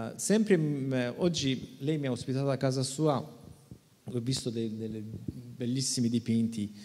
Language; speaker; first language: Italian; non-native, fluent; Persian